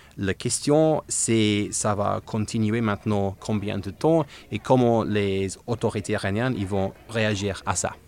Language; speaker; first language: French; non-native, fluent; English